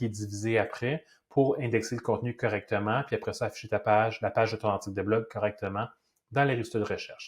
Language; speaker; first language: French; native; French